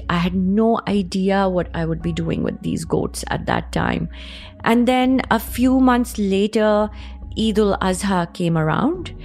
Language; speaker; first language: English; non-native, local second language; Urdu